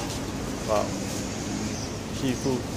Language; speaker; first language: English; non-native, fluent; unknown